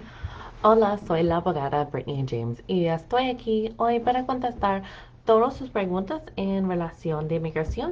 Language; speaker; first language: Spanish; non-native, fluent; English